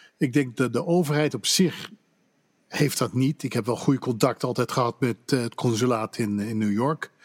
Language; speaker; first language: Dutch; native; Dutch